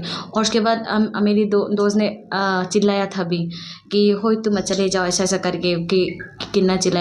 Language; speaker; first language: Hindi; non-native, local second language; Kok Borok